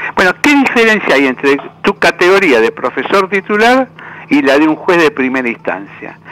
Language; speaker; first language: Spanish; native; Spanish